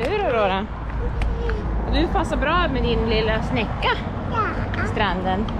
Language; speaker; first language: Swedish; native; Swedish